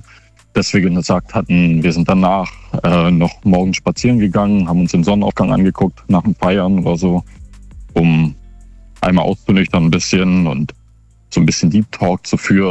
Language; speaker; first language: German; native; German